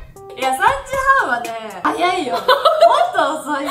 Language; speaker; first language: Japanese; native; Japanese